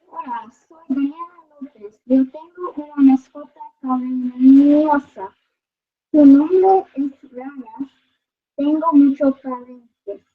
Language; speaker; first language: Spanish; non-native, learner; English